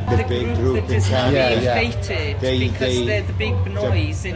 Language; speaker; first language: English; native; English